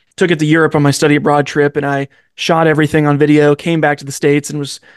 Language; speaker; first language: English; native; English